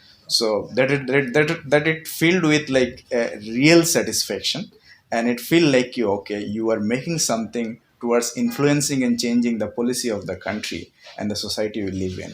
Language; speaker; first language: English; non-native, local second language; Bangla